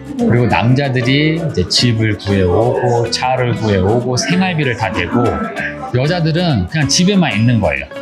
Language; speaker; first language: Korean; native; Korean